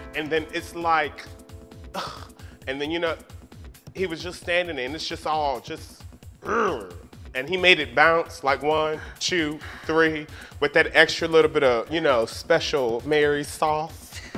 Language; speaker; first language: English; native; English